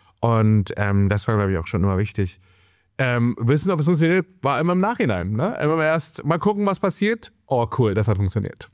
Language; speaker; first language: German; early bilingual, other home language; Chinese